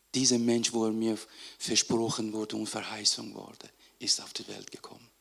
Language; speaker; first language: German; non-native, fluent; Persian